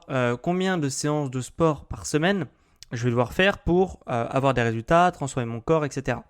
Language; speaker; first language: French; native; French